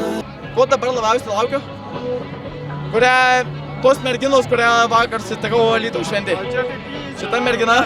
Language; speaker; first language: Lithuanian; native; Lithuanian